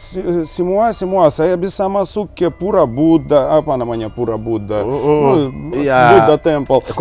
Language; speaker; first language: Indonesian; non-native, learner; Russian